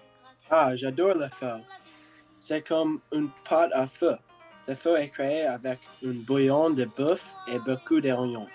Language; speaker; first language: French; non-native, learner; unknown